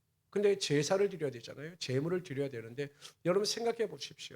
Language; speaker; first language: Korean; native; Korean